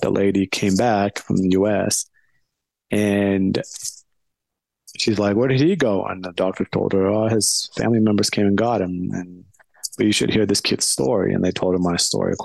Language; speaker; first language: English; early bilingual, other home language; Amharic